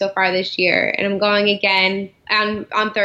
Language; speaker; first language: English; native; English